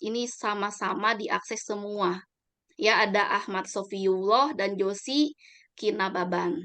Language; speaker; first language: Indonesian; native; Indonesian